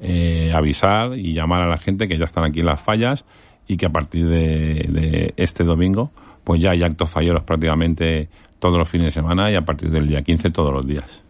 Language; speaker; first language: Spanish; native; Spanish